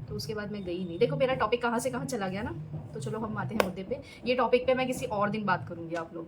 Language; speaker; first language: Hindi; native; Hindi